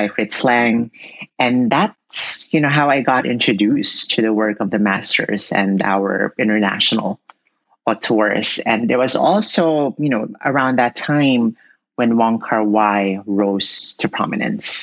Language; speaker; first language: English; non-native, local second language; Cebuano